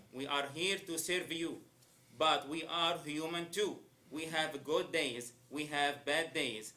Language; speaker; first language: English; non-native, learner; Arabic